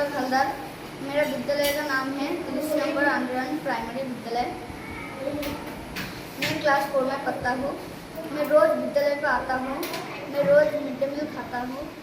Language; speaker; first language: Hindi; non-native, local second language; Bangla